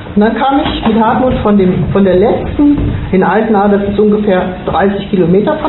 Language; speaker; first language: German; native; German